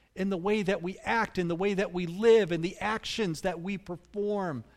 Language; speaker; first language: English; native; English